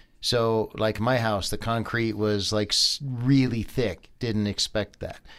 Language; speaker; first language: English; native; English